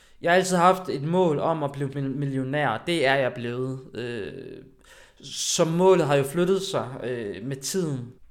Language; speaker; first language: Danish; early bilingual, other home language; Haitian Creole